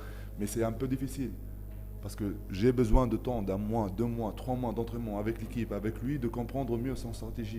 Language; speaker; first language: French; non-native, local second language; Arabic